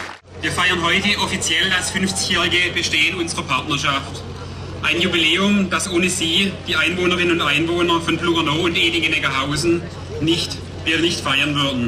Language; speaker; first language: German; native; German